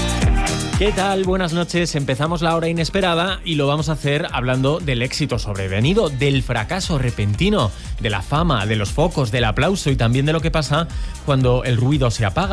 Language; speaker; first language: Spanish; native; Spanish